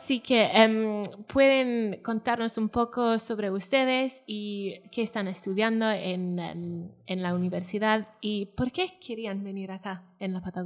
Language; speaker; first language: Spanish; non-native, fluent; Welsh